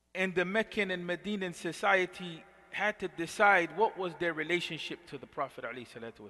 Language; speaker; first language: English; native; English